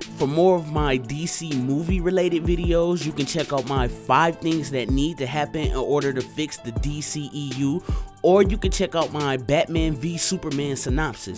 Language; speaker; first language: English; native; English